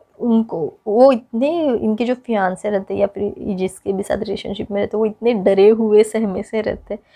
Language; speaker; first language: Hindi; non-native, local second language; Marathi